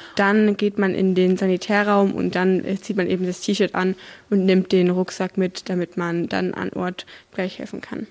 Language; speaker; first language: German; native; German